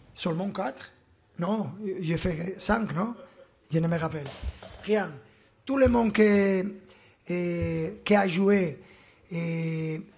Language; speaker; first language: French; non-native, fluent; Spanish